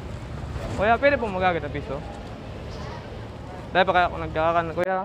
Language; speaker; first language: Filipino; non-native, local second language; Bikol